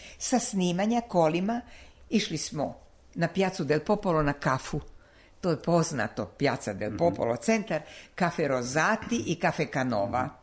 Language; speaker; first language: Serbian; non-native, local second language; Slovak